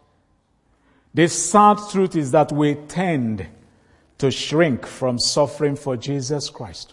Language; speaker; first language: English; non-native, local second language; Igbo